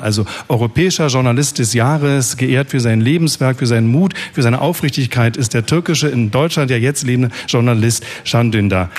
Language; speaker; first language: German; native; German